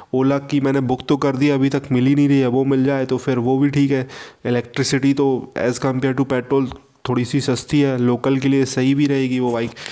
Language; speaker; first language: Hindi; native; Hindi